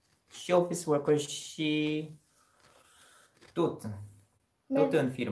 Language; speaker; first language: Romanian; non-native, learner; Korean